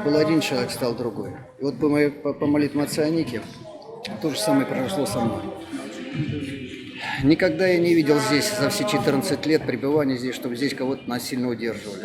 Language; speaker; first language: Russian; native; Russian